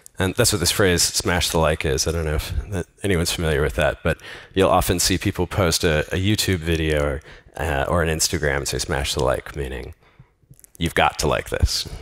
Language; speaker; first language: English; native; English